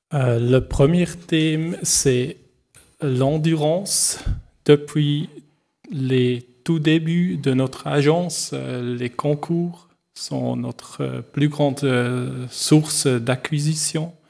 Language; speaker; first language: French; non-native, learner; German